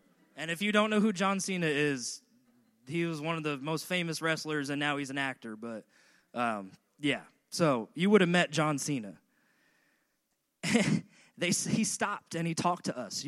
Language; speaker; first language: English; native; English